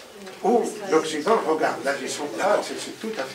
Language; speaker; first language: French; non-native, fluent; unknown